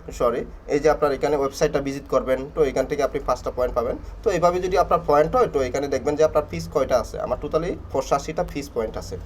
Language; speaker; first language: Bangla; non-native, local second language; Chakma